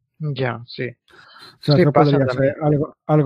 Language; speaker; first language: Spanish; native; Spanish